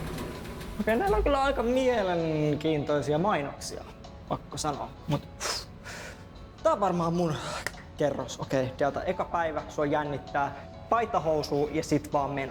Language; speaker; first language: Finnish; native; Finnish